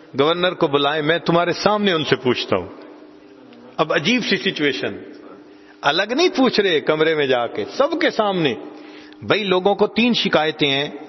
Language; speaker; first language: Urdu; non-native, local second language; Punjabi